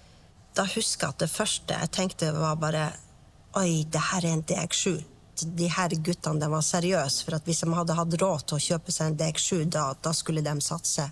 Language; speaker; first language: Norwegian; native; Norwegian